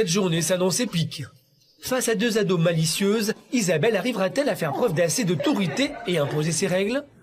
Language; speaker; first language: French; native; French